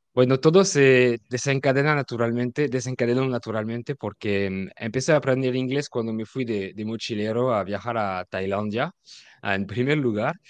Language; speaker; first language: Spanish; non-native, fluent; French